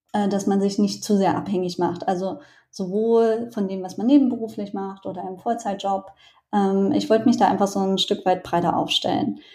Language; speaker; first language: German; native; German